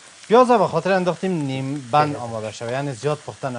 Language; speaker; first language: Persian; native; Persian